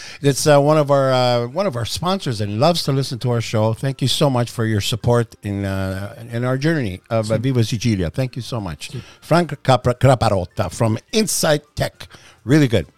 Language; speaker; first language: English; early bilingual, other home language; Italian